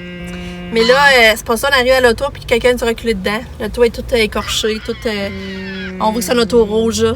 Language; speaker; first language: French; native; French